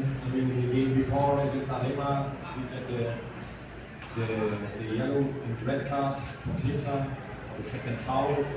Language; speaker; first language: English; non-native, fluent; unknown